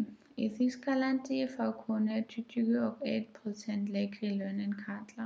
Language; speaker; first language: Icelandic; non-native, learner; German